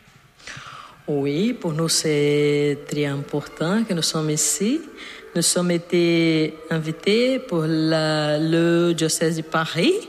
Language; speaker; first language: French; non-native, learner; Portuguese